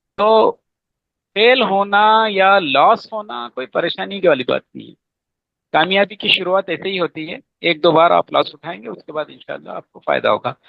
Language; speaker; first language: Urdu; native; Urdu